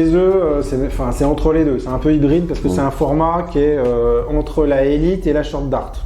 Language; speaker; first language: French; native; French